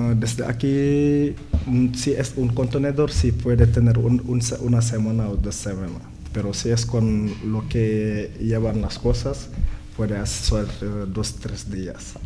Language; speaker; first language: Spanish; non-native, learner; Wolof